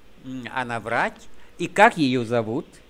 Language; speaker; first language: Russian; non-native, fluent; Vietnamese